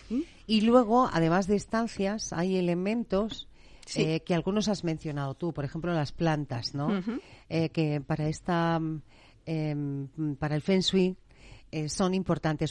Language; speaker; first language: Spanish; native; Spanish